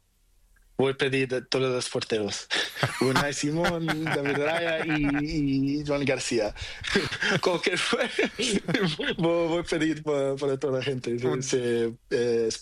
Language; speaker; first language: Spanish; non-native, learner; Portuguese